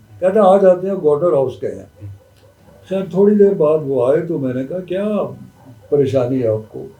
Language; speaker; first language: Urdu; non-native, local second language; Punjabi